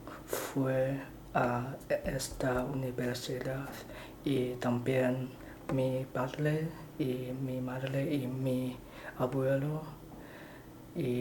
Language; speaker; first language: Spanish; non-native, learner; Chinese